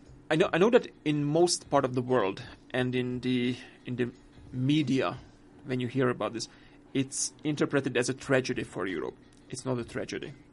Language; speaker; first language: English; non-native, fluent; Hungarian